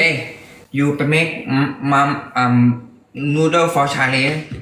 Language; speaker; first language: English; non-native, learner; Thai